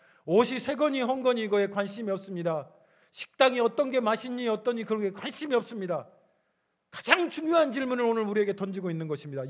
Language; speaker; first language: Korean; native; Korean